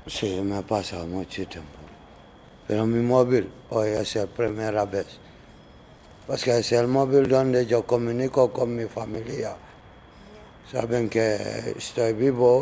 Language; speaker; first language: Spanish; non-native, learner; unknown